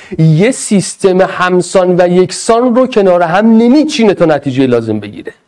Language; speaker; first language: Persian; non-native, local second language; Arabic